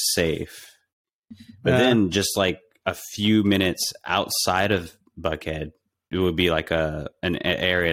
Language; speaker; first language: English; native; English